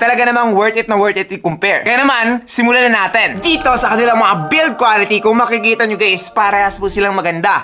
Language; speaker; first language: Filipino; native; Filipino